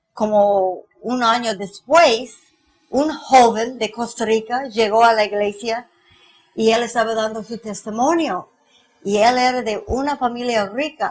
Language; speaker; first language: Spanish; non-native, fluent; English